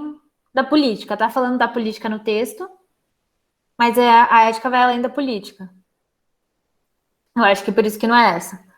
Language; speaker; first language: Portuguese; native; Portuguese